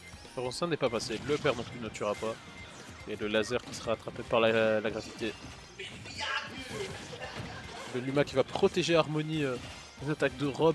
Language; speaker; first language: French; native; French